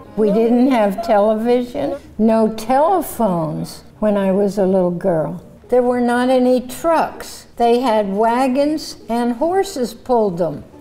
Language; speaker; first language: English; native; English